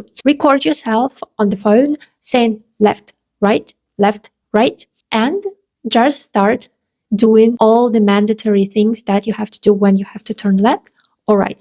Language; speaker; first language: English; non-native, fluent; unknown